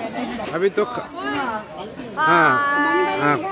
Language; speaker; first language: Hindi; non-native, local second language; Rongmei Naga